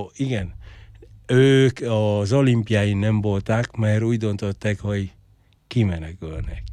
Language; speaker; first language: Hungarian; non-native, learner; Spanish